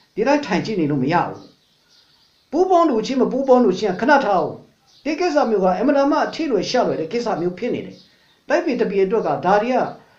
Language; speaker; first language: Burmese; non-native, local second language; Hakha Chin